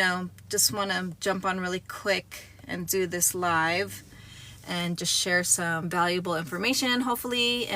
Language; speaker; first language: English; native; English